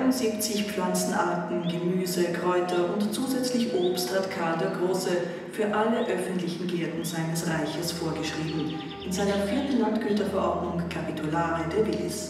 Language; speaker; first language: German; native; German